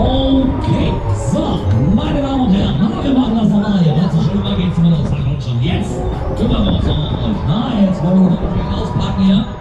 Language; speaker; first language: German; native; German